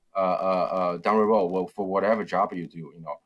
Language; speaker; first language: English; non-native, fluent; Chinese